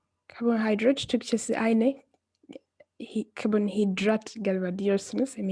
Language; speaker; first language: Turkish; non-native, fluent; English